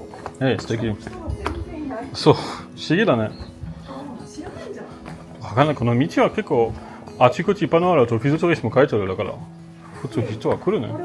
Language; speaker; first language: Japanese; non-native, learner; French